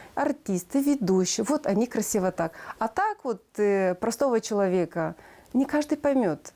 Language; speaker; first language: Russian; non-native, local second language; Romanian